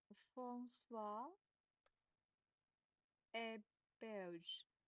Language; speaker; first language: French; non-native, learner; Chinese